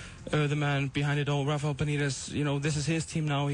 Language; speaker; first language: English; non-native, fluent; Icelandic